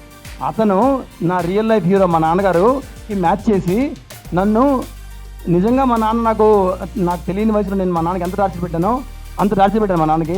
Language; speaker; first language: Telugu; native; Telugu